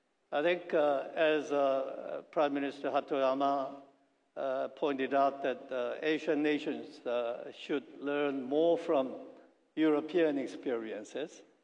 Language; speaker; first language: English; non-native, fluent; Korean